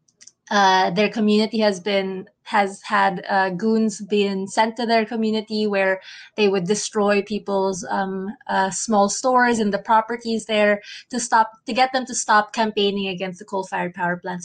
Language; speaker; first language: English; non-native, local second language; Filipino